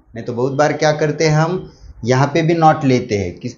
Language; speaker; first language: Hindi; non-native, local second language; Marathi